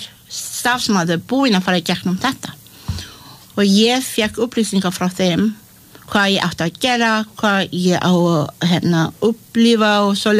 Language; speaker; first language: Icelandic; non-native, learner; Malay